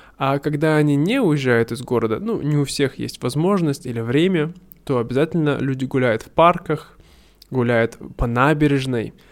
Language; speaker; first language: Russian; native; Russian